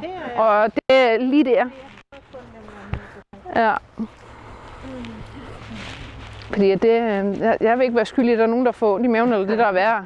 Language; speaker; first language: Danish; native; Danish